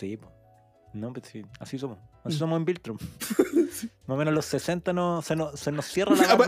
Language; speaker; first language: Spanish; native; Spanish